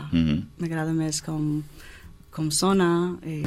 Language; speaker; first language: Catalan; non-native, learner; English